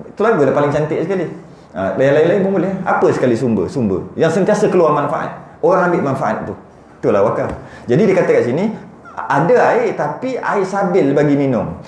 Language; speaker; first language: Malay; native; Malay